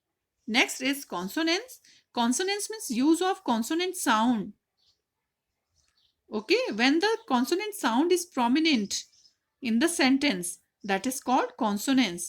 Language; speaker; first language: English; non-native, local second language; Hindi